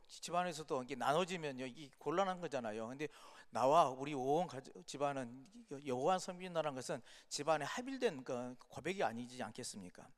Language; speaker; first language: Korean; native; Korean